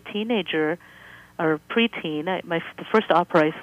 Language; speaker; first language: English; native; English